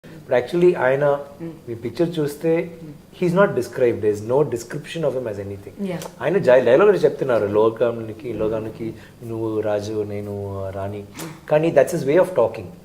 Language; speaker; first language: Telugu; non-native, learner; Tamil